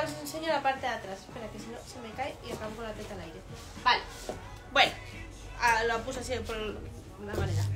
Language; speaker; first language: Spanish; native; Spanish